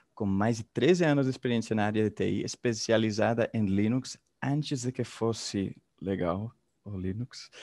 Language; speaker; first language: Portuguese; non-native, fluent; Spanish